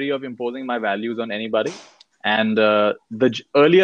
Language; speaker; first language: English; non-native, local second language; Hindi